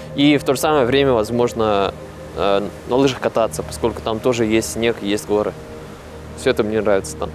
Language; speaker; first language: Russian; non-native, fluent; Arabic